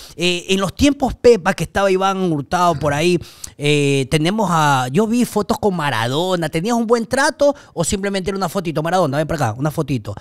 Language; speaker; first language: Spanish; native; Spanish